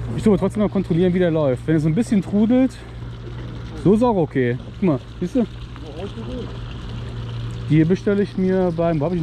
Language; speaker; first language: German; native; German